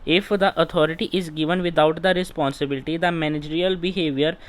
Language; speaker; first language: English; non-native, local second language; Punjabi